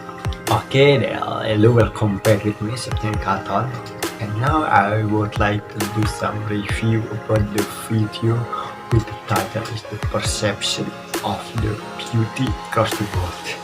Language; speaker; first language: English; non-native, learner; Indonesian